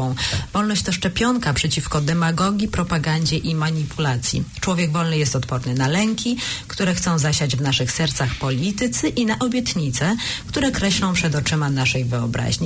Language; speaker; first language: Polish; native; Polish